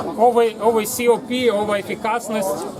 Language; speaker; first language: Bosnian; non-native, learner; Ukrainian